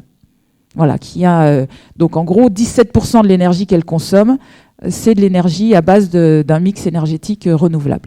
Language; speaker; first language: French; native; French